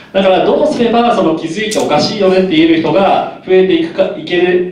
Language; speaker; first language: Japanese; native; Japanese